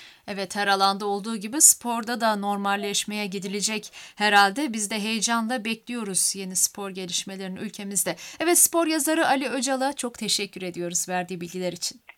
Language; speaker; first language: Turkish; native; Turkish